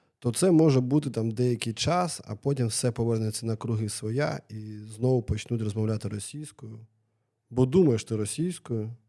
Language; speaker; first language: Ukrainian; non-native, local second language; Russian